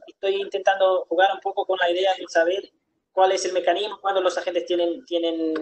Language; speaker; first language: Spanish; non-native, fluent; Portuguese